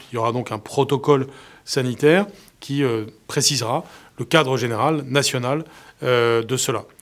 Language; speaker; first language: French; native; French